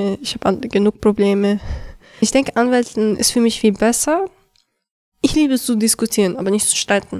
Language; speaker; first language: German; early bilingual, other home language; Chechen